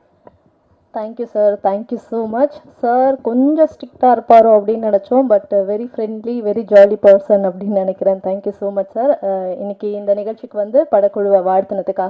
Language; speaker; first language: Tamil; native; Tamil